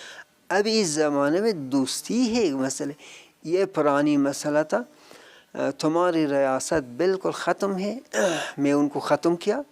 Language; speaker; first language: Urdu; non-native, learner; Persian